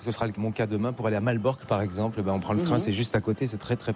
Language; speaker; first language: French; native; French